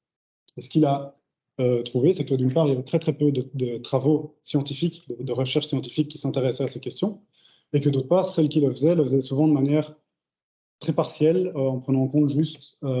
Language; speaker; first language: French; native; French